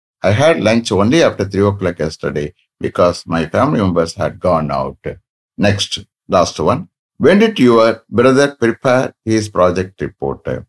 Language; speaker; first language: English; non-native, local second language; Tamil